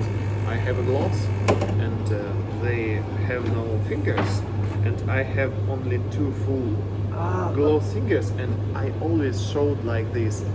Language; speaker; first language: English; non-native, learner; Russian